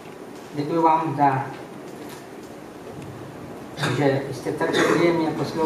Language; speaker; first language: Czech; non-native, fluent; Ukrainian